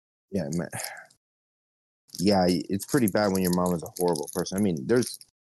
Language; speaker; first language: English; early bilingual, other home language; Spanish